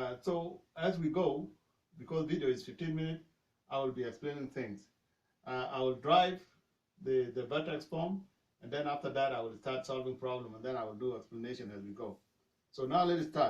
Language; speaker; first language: English; non-native, fluent; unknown